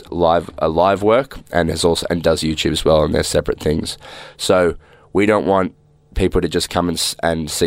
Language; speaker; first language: English; native; English